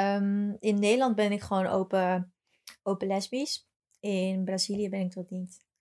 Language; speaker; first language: Dutch; early bilingual, other home language; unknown